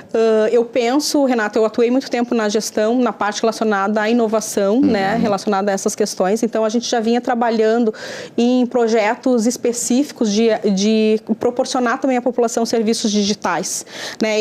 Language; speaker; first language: Portuguese; native; Portuguese